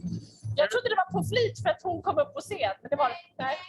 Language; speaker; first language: Swedish; native; Swedish